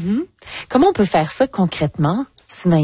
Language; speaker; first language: French; native; French